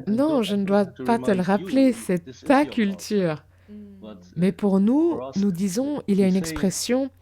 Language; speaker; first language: French; non-native, fluent; German